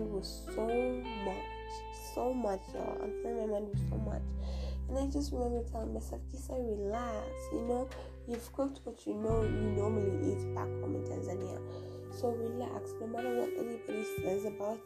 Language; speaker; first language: English; non-native, local second language; Swahili